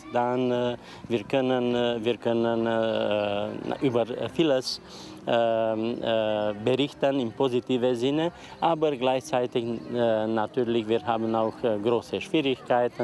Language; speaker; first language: German; non-native, local second language; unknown